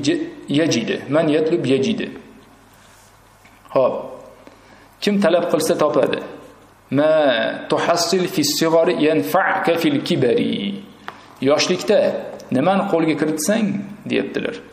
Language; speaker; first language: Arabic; non-native, fluent; Uzbek